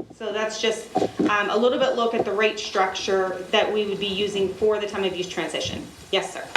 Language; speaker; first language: English; native; English